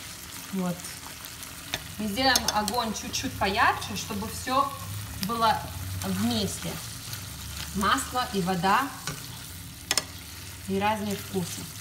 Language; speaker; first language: Russian; non-native, fluent; Italian